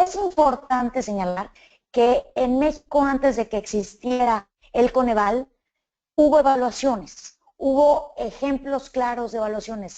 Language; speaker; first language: Spanish; native; Spanish